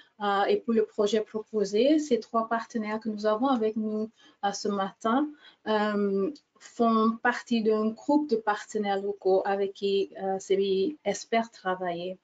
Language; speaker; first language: French; non-native, fluent; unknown